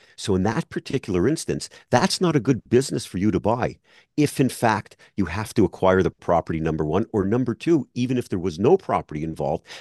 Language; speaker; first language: English; native; English